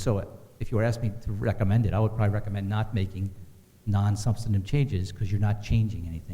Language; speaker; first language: English; native; English